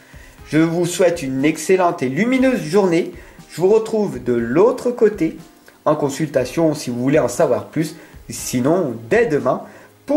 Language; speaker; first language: French; native; French